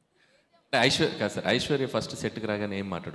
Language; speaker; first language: Telugu; native; Telugu